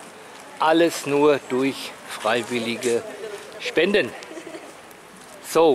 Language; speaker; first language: German; native; German